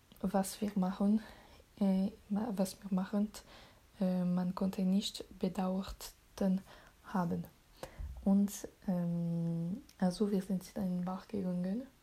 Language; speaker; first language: German; non-native, learner; French